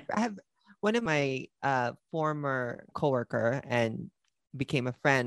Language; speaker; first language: English; non-native, local second language; Filipino